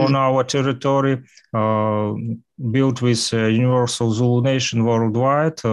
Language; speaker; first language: English; non-native, learner; Russian